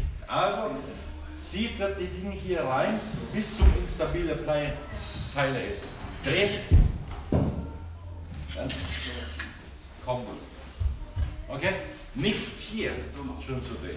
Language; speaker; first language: German; non-native, learner; Thai